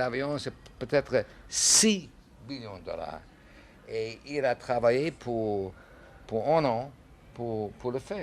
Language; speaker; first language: French; non-native, learner; English